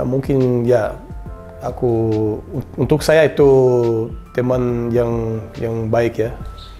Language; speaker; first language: Indonesian; non-native, learner; Portuguese